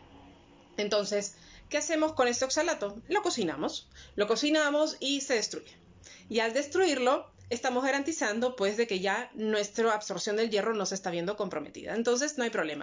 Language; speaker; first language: Spanish; native; Spanish